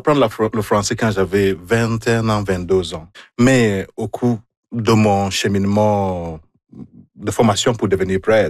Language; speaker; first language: French; non-native, fluent; Igbo